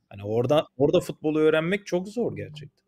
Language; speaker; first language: Turkish; native; Turkish